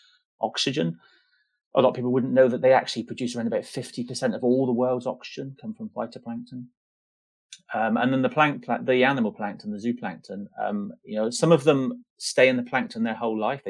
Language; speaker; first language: English; native; English